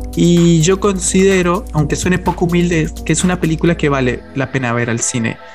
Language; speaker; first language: Spanish; native; Spanish